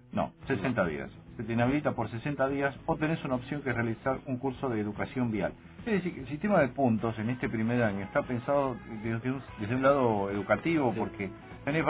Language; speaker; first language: Spanish; native; Spanish